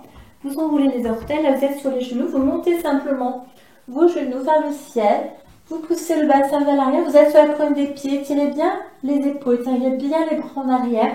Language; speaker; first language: French; native; French